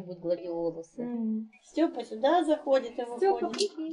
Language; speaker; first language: Russian; native; Russian